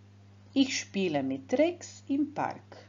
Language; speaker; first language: German; non-native, fluent; Croatian